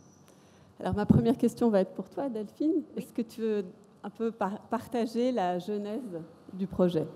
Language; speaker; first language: French; native; French